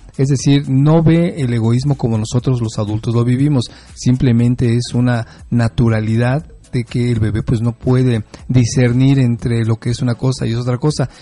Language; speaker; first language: Spanish; native; Spanish